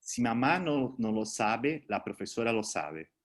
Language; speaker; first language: Spanish; non-native, fluent; Portuguese